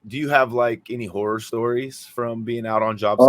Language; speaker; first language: English; native; English